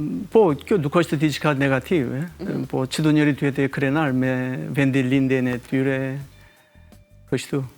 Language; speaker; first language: Albanian; non-native, fluent; Korean